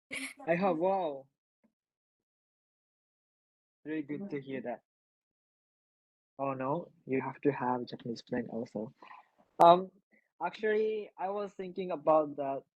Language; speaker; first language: English; non-native, learner; Japanese